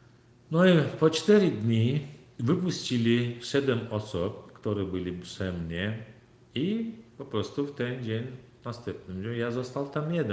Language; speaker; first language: Polish; non-native, learner; Turkmen